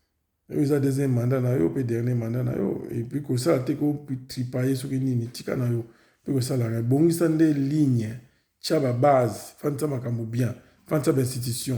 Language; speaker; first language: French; non-native, local second language; Lingala